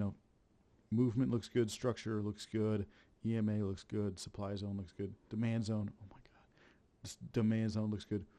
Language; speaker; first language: English; native; English